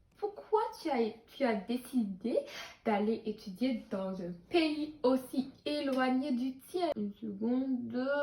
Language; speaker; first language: French; non-native, local second language; Haitian Creole